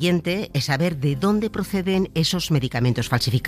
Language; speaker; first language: Spanish; native; Spanish